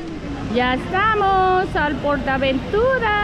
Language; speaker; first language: Spanish; non-native, learner; Filipino